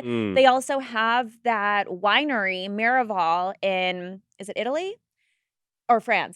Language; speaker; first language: English; native; English